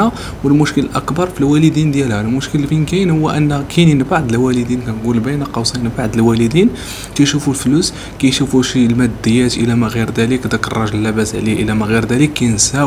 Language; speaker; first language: Arabic; native; Arabic